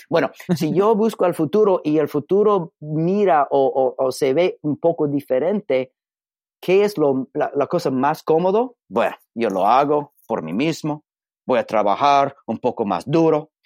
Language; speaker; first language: Spanish; non-native, learner; English